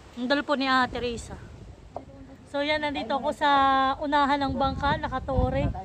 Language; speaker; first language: Filipino; native; Filipino